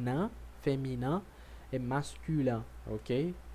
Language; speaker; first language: French; non-native, learner; Portuguese